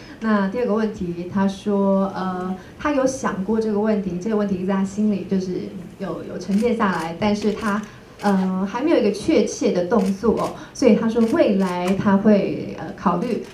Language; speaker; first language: Chinese; native; Chinese